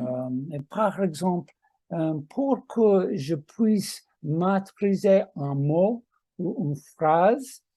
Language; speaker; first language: French; non-native, fluent; English